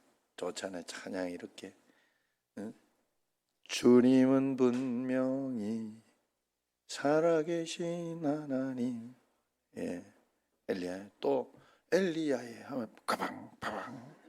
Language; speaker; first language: Korean; native; Korean